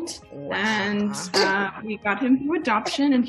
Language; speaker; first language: English; native; English